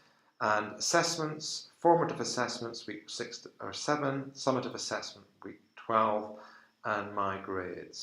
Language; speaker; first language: English; native; English